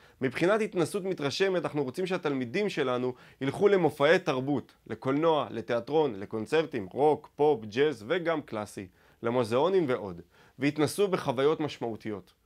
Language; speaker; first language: Hebrew; native; Hebrew